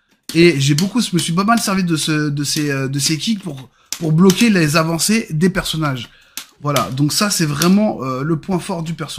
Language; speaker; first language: French; native; French